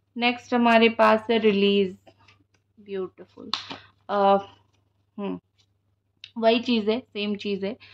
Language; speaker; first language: Hindi; non-native, local second language; Odia